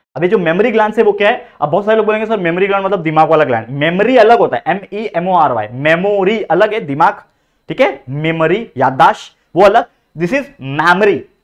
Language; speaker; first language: Hindi; native; Hindi